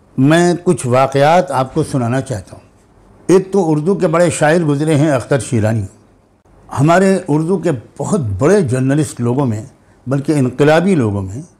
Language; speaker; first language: Hindi; native; Hindi